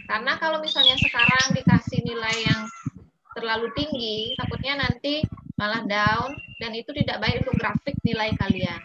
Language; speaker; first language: Indonesian; non-native, local second language; Balinese